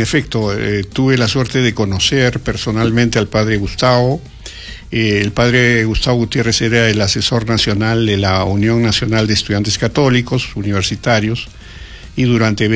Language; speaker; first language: Spanish; native; Spanish